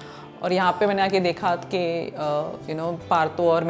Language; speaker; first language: Hindi; native; Hindi